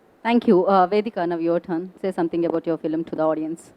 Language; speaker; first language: Telugu; native; Telugu